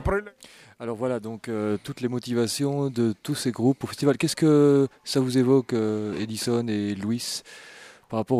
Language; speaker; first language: French; native; French